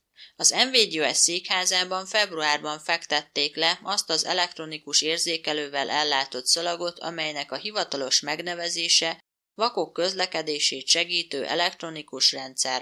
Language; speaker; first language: Hungarian; native; Hungarian